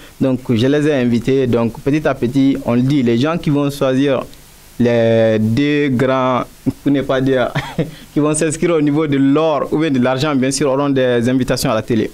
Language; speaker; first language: French; non-native, local second language; Bambara